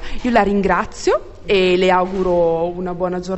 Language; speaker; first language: Italian; native; Italian